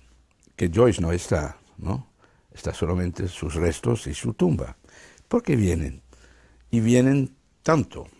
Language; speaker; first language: Spanish; non-native, fluent; Dutch